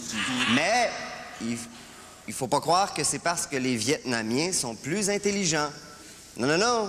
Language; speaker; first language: French; native; French